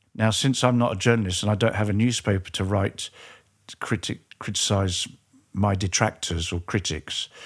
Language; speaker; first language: English; early bilingual, other home language; French